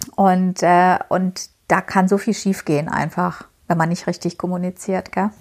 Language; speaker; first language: German; native; German